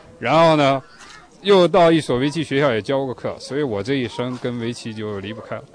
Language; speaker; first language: Chinese; native; Chinese